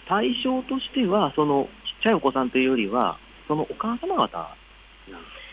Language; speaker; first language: Japanese; native; Japanese